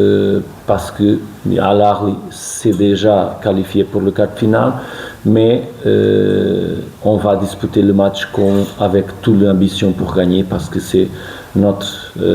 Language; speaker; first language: French; non-native, fluent; Portuguese